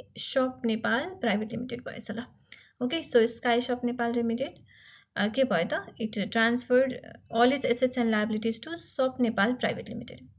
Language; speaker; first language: English; non-native, local second language; Nepali